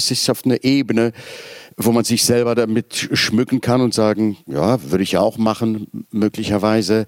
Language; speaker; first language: German; native; German